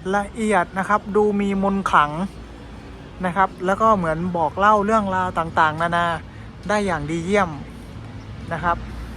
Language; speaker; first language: Thai; native; Thai